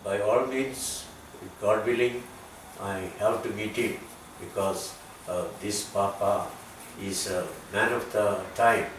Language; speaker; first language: English; non-native, local second language; Malayalam